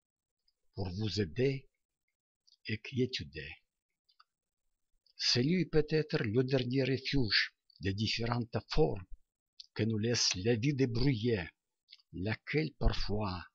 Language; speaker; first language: French; non-native, learner; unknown